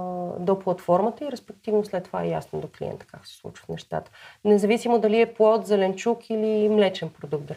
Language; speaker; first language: Bulgarian; native; Bulgarian